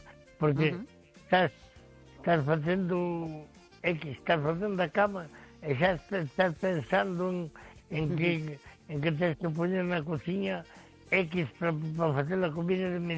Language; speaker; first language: Spanish; non-native, local second language; Galician